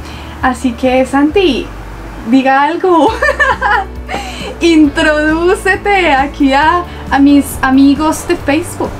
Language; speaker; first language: Spanish; native; Spanish